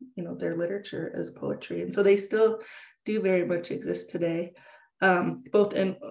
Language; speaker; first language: English; native; English